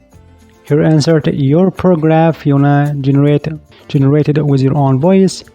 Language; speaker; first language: English; non-native, fluent; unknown